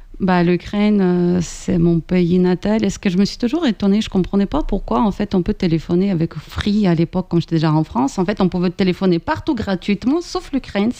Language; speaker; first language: French; non-native, fluent; Ukrainian